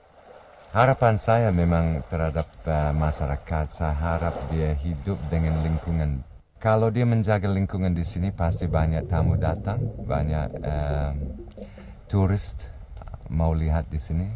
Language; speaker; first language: Indonesian; non-native, learner; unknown